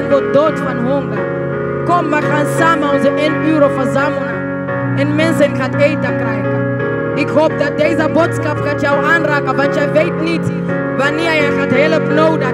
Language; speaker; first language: Dutch; non-native, learner; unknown